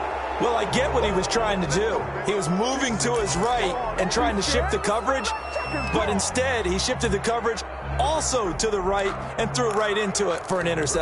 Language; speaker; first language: English; native; English